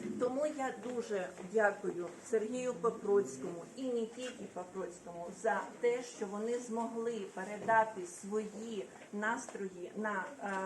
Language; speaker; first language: Ukrainian; native; Ukrainian